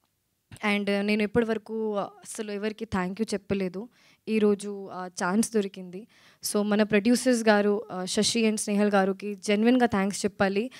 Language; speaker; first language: Telugu; non-native, learner; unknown